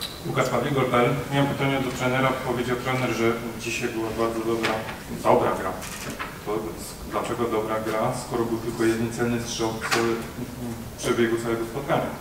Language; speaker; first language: Polish; native; Polish